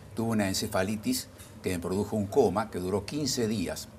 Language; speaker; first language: Spanish; native; Spanish